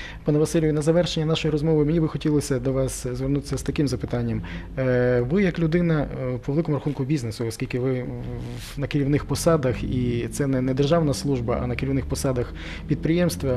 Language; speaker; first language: Ukrainian; native; Ukrainian